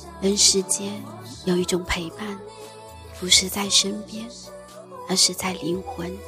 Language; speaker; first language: Chinese; native; Chinese